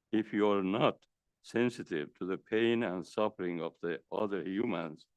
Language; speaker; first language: English; non-native, fluent; Persian